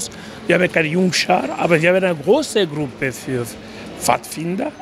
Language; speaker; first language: German; non-native, fluent; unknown